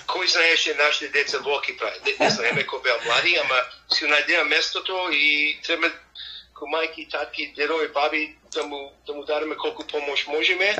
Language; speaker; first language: Macedonian; early bilingual, heritage; Macedonian